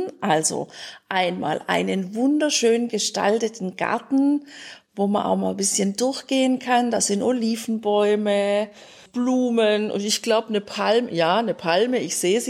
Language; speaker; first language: German; native; German